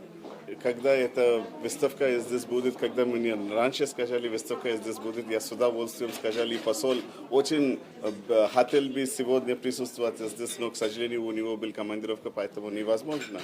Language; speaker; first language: Russian; non-native, learner; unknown